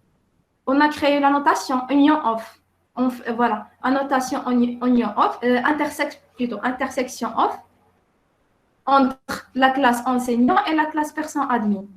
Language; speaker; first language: French; non-native, local second language; Arabic